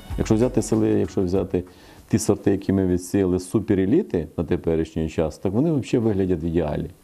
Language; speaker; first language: Ukrainian; native; Ukrainian